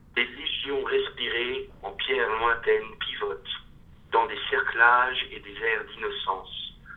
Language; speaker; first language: French; early bilingual, other home language; English